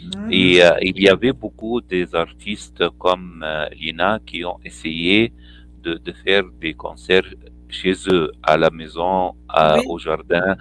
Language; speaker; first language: French; non-native, fluent; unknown